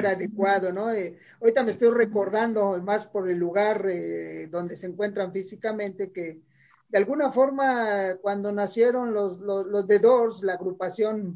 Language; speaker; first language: Spanish; native; Spanish